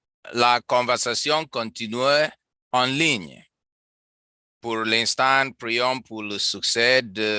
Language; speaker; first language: French; non-native, learner; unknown